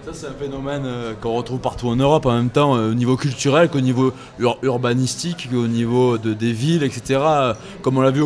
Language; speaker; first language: French; native; French